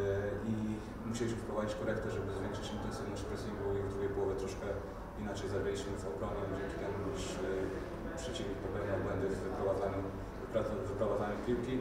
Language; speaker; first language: Polish; native; Polish